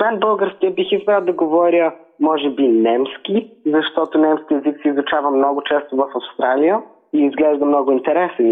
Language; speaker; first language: Bulgarian; early bilingual, heritage; Bulgarian